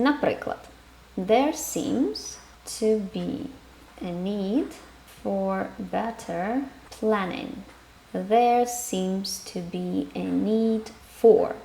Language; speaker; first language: English; non-native, fluent; Ukrainian